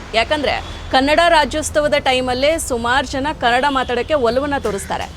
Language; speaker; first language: Kannada; native; Kannada